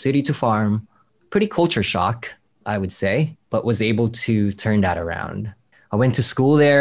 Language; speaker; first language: English; non-native, local second language; Filipino